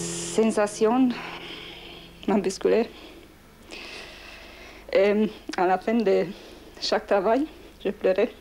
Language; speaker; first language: French; non-native, learner; Romanian